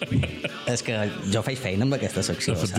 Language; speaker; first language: Catalan; native; Catalan